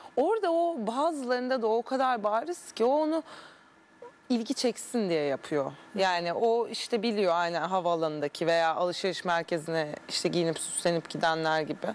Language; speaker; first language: Turkish; early bilingual, heritage; Turkish